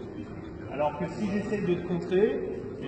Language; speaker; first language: French; native; French